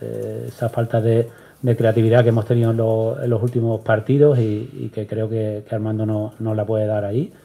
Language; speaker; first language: Spanish; native; Spanish